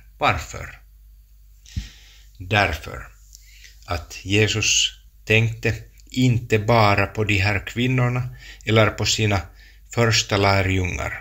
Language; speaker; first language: Swedish; non-native, local second language; Finnish